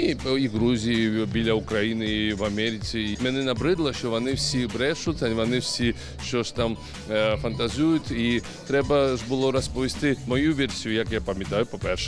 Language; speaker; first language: Ukrainian; non-native, learner; Georgian